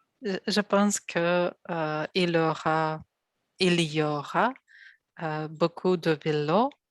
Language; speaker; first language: French; non-native, learner; Russian